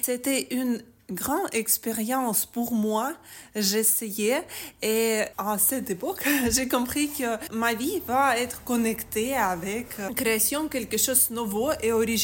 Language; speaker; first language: French; non-native, learner; Ukrainian